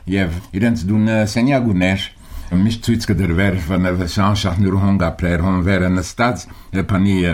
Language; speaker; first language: Armenian; early bilingual, heritage; Armenian